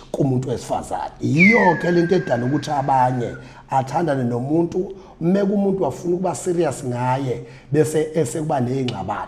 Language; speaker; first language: Zulu; native; Zulu